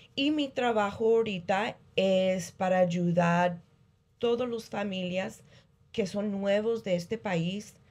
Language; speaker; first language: Spanish; early bilingual, heritage; Spanish